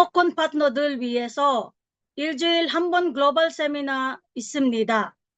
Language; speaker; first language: Korean; non-native, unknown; Filipino